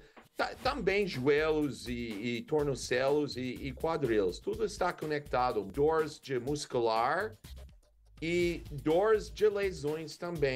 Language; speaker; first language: Portuguese; non-native, learner; English